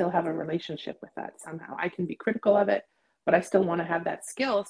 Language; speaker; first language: English; native; English